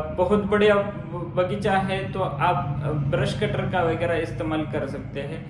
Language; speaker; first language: Hindi; non-native, local second language; Marathi